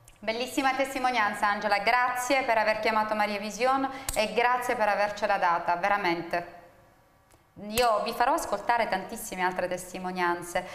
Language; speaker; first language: Italian; native; Italian